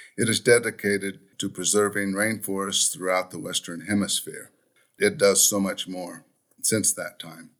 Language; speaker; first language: English; native; English